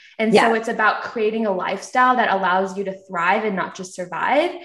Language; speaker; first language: English; early bilingual, other home language; Korean